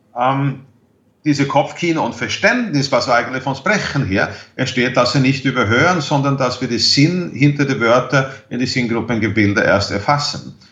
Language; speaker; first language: German; non-native, fluent; Swedish